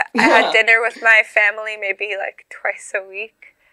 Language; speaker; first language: English; native; English